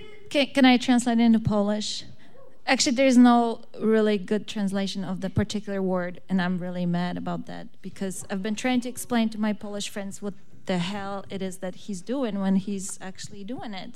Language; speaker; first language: English; early bilingual, other home language; Polish